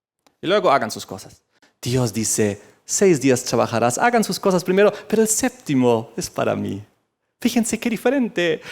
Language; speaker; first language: Spanish; native; Spanish